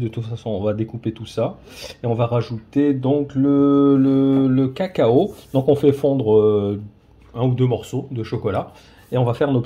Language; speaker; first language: French; native; French